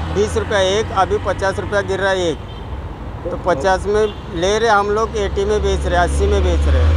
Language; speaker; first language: Hindi; non-native, local second language; Marathi